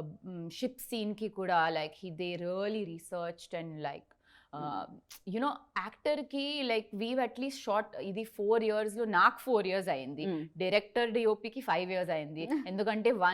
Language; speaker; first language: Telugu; non-native, learner; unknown